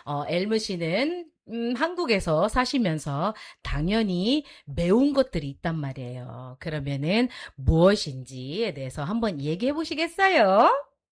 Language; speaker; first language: Korean; native; Korean